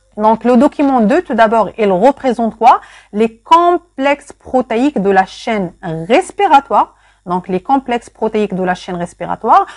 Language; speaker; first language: French; non-native, local second language; Arabic